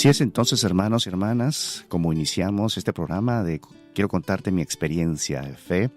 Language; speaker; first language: Spanish; native; Spanish